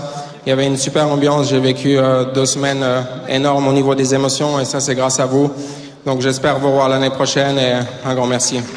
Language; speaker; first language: French; native; French